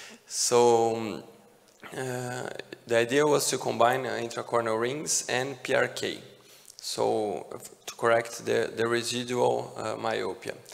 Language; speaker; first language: English; non-native, fluent; Portuguese